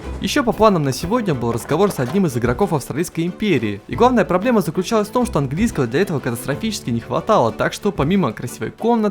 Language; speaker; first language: Russian; native; Russian